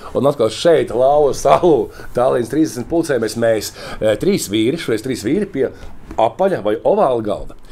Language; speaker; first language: Latvian; native; Latvian